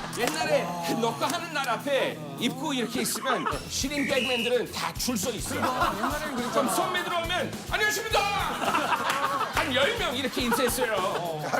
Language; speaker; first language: Korean; non-native, fluent; English